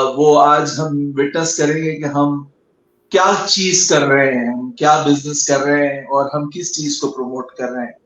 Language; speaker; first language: Urdu; native; Urdu